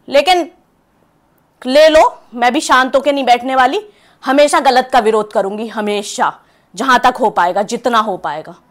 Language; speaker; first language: Hindi; native; Hindi